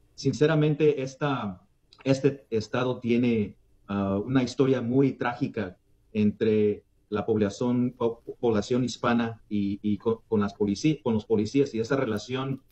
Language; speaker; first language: Spanish; early bilingual, heritage; Spanish